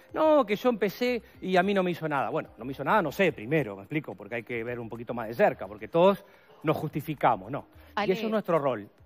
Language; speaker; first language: Spanish; native; Spanish